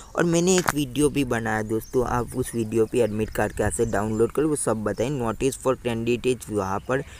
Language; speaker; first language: Hindi; non-native, local second language; Gujarati